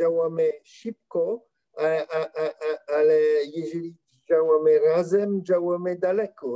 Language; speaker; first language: Polish; non-native, learner; French